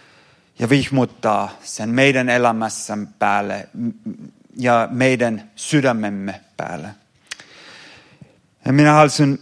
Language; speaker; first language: Finnish; non-native, fluent; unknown